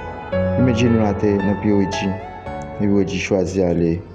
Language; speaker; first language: French; non-native, learner; Haitian Creole